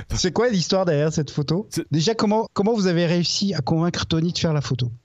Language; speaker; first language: French; native; French